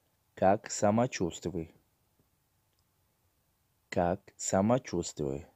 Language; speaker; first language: Russian; non-native, learner; Tajik